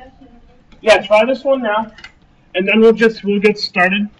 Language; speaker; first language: English; native; English